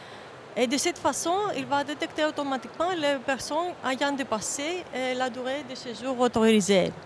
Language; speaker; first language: French; non-native, fluent; Greek